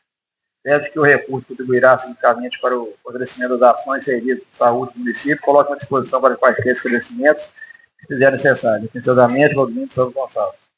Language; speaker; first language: Portuguese; native; Portuguese